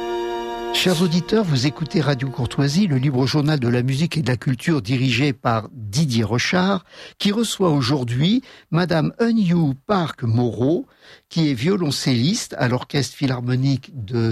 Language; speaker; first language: French; native; French